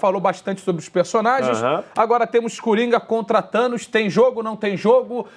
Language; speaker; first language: Portuguese; native; Portuguese